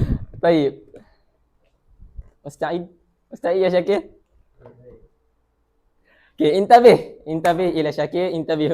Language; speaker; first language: Arabic; non-native, learner; Malay